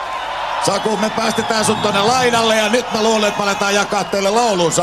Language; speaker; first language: Finnish; native; Finnish